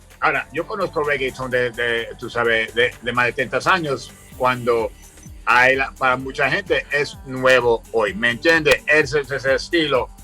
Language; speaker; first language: Spanish; early bilingual, heritage; Spanish